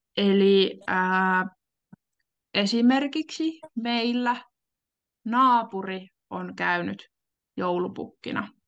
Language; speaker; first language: Finnish; native; Finnish